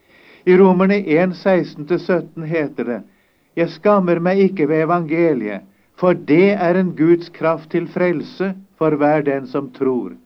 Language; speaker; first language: Norwegian; native; Norwegian